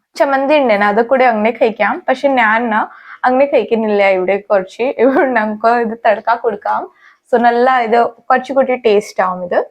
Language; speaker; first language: Malayalam; non-native, local second language; Hindi